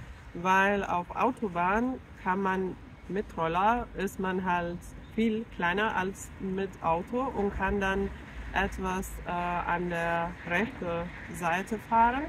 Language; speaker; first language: German; non-native, fluent; Finnish